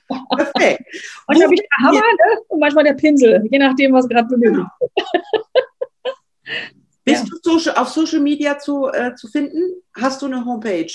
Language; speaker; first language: German; native; German